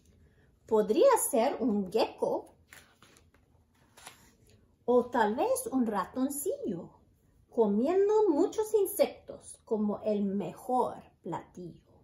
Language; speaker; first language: Spanish; early bilingual, heritage; Spanish